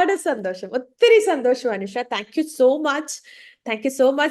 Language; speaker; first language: Malayalam; native; Malayalam